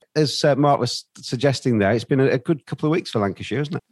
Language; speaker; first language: English; native; English